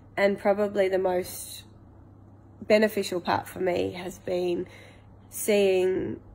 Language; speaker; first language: English; native; English